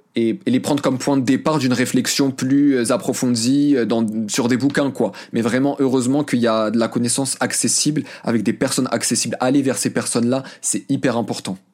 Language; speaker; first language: French; early bilingual, other home language; Arabic